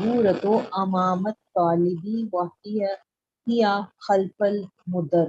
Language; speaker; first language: Arabic; non-native, learner; English